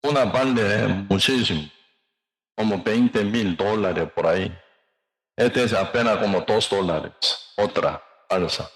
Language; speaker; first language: Spanish; non-native, learner; Korean